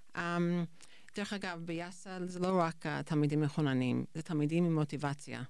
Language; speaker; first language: Hebrew; non-native, fluent; English